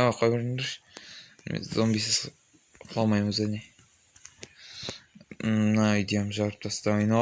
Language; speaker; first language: Kazakh; native; Kazakh